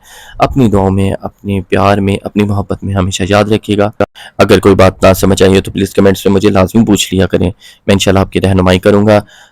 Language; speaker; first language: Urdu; non-native, local second language; Punjabi